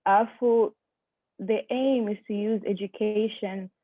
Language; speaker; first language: English; non-native, local second language; Swahili